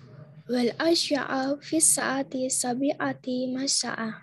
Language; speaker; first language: Arabic; non-native, learner; Indonesian